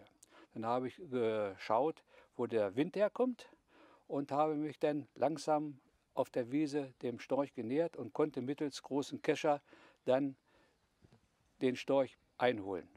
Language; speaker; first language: German; native; German